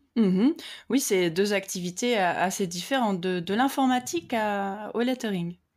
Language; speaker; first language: French; native; French